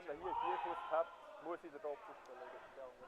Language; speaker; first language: German; native; German